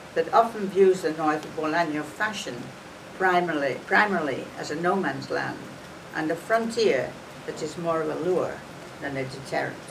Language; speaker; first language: English; native; English